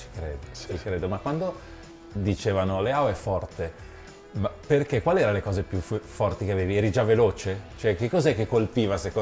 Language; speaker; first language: Italian; native; Italian